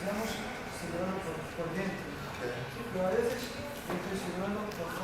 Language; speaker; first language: Spanish; non-native, learner; Portuguese